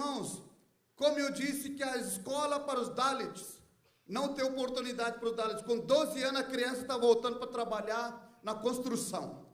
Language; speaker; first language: Portuguese; non-native, fluent; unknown